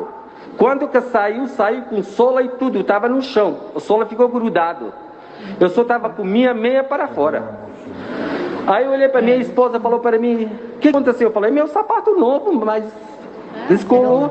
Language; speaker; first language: Portuguese; non-native, fluent; Arabic